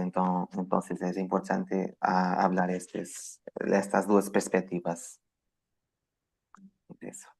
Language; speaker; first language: Spanish; non-native, fluent; Portuguese